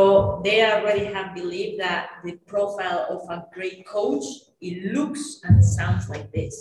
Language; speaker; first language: English; non-native, fluent; Spanish